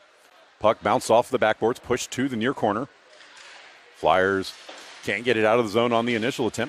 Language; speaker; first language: English; native; English